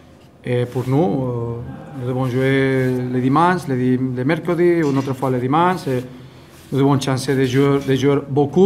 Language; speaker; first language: French; non-native, fluent; Spanish